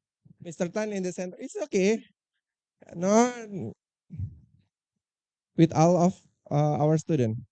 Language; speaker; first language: English; non-native, learner; Indonesian